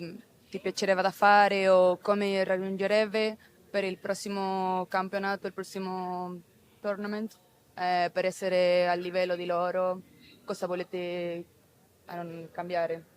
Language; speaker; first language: Italian; non-native, fluent; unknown